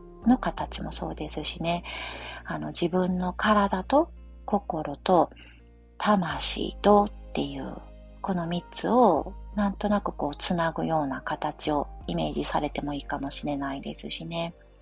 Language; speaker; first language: Japanese; native; Japanese